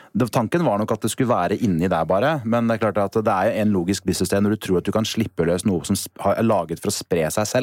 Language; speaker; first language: Norwegian; native; Norwegian